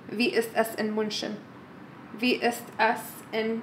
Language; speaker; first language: German; non-native, learner; Arabic